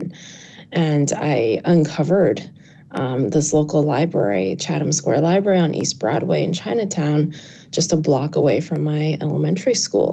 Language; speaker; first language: English; early bilingual, other home language; Chinese